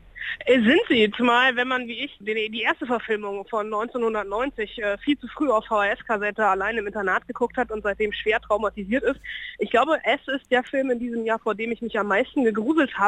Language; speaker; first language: German; native; German